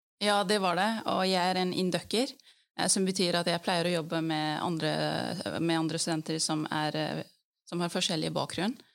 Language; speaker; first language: Norwegian; early bilingual, other home language; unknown